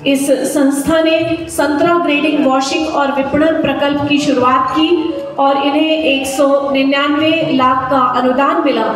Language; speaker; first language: Hindi; non-native, local second language; Marathi